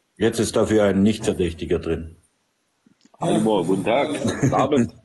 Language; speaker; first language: German; early bilingual, other home language; Turkish